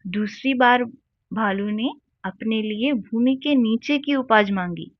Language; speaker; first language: Hindi; non-native, local second language; Telugu